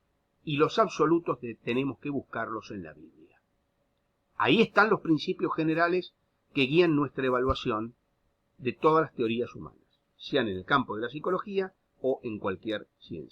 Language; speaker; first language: Spanish; native; Spanish